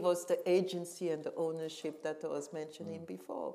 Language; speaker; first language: English; non-native, local second language; French